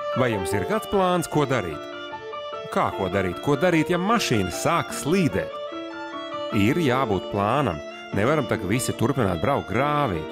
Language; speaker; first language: Latvian; native; Latvian